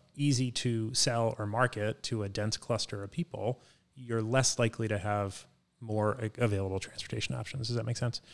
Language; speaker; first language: English; native; English